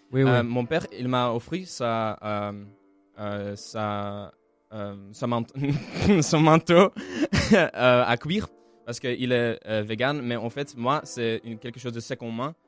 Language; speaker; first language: French; non-native, local second language; Dutch